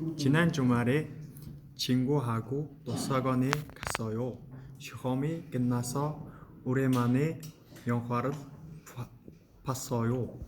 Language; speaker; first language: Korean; non-native, learner; Mongolian